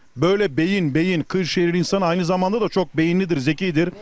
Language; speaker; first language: Turkish; native; Turkish